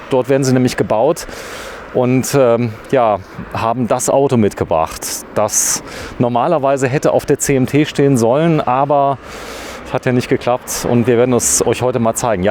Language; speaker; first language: German; native; German